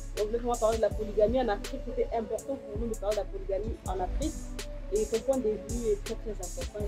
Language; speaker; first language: French; non-native, local second language; Lingala